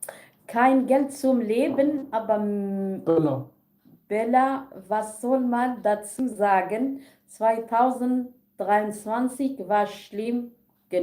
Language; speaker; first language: German; non-native, learner; Kurdish